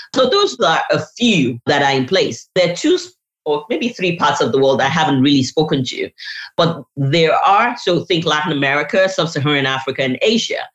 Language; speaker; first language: English; non-native, local second language; Yoruba